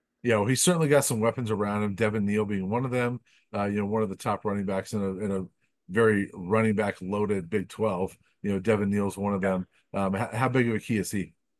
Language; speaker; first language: English; native; English